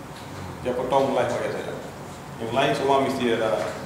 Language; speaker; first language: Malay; non-native, local second language; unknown